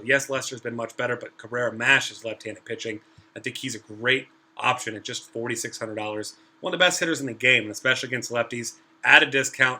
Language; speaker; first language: English; native; English